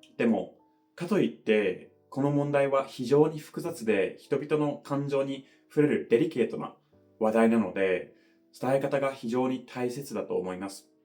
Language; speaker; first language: Japanese; non-native, fluent; English